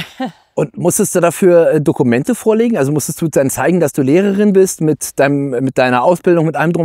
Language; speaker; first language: German; native; German